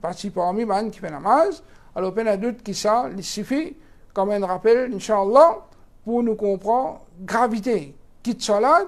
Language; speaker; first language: French; non-native, local second language; Morisyen